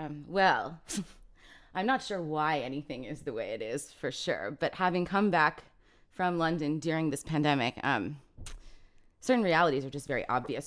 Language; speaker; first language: English; native; English